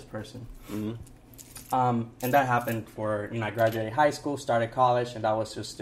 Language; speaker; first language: English; non-native, fluent; Spanish